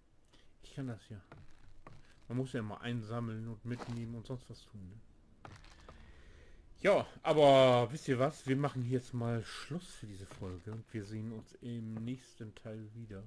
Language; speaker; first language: German; native; German